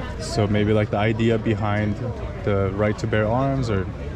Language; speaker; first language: English; early bilingual, other home language; Korean